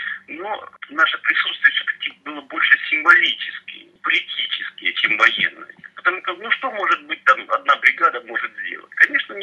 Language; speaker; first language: Russian; native; Russian